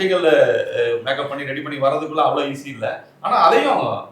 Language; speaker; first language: Tamil; native; Tamil